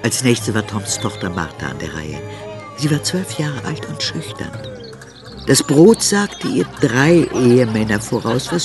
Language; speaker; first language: German; native; German